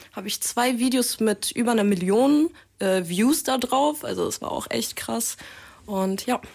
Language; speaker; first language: German; native; German